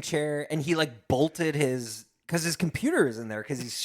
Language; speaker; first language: English; native; English